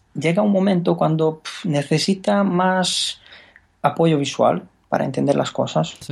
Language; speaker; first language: Spanish; non-native, fluent; Romanian